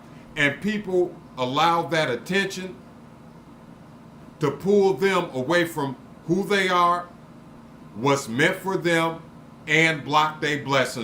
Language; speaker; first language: English; native; English